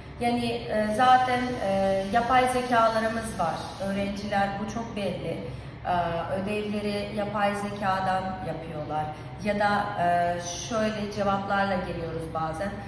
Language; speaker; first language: Turkish; non-native, fluent; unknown